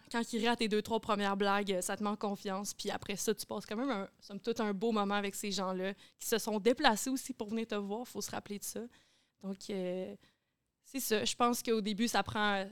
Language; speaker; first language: French; native; French